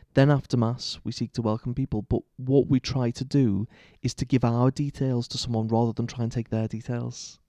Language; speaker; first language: English; native; English